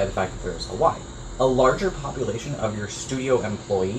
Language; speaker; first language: English; native; English